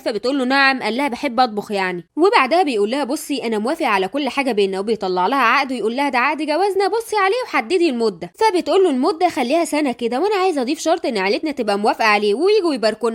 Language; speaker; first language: Arabic; native; Arabic